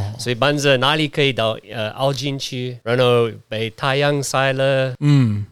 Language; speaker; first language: Chinese; non-native, learner; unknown